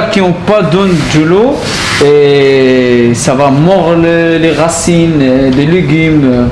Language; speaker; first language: French; non-native, learner; Pashto